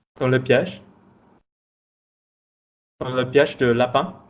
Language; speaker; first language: French; non-native, fluent; Vietnamese